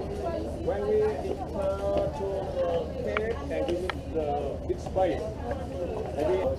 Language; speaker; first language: English; non-native, learner; Vietnamese